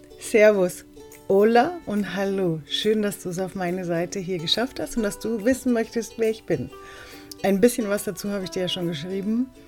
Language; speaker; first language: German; early bilingual, other home language; Spanish